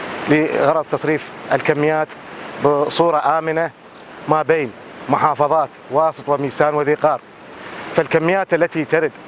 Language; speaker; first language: Arabic; native; Arabic